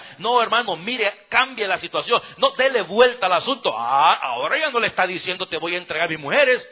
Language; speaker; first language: Spanish; native; Spanish